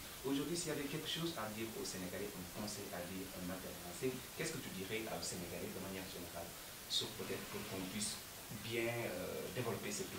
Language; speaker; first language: French; non-native, local second language; Wolof